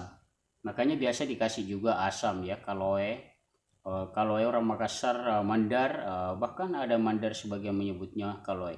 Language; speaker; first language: Indonesian; non-native, local second language; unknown